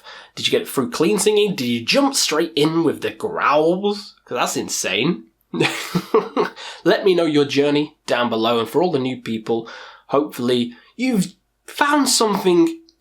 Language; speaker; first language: English; native; English